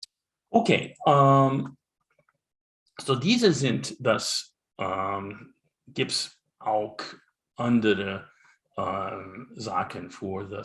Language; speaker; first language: German; non-native, learner; English